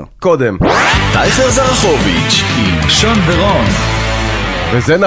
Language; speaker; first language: Hebrew; native; Hebrew